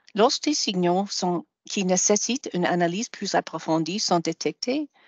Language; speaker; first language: French; non-native, fluent; English